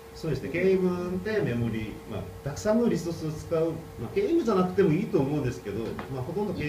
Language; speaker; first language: Japanese; non-native, fluent; Korean